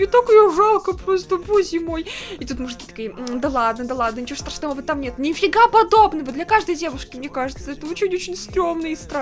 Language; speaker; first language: Russian; native; Russian